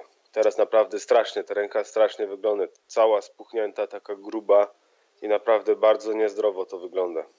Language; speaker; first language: Polish; early bilingual, heritage; Polish